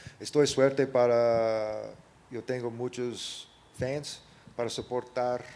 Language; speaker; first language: Spanish; early bilingual, heritage; English